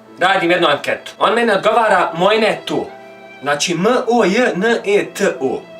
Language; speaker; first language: Bosnian; native; Bosnian